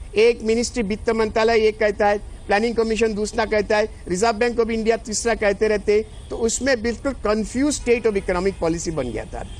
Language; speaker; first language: Hindi; non-native, local second language; Bangla